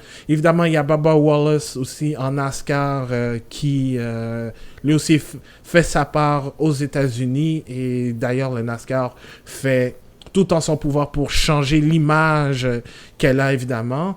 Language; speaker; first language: French; native; French